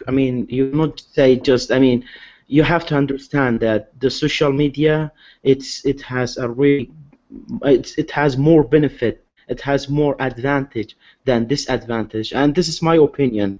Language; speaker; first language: English; non-native, learner; Arabic